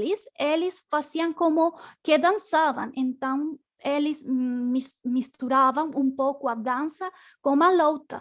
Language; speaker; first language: Portuguese; non-native, learner; Spanish